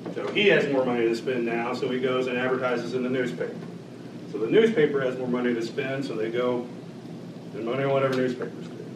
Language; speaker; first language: English; native; English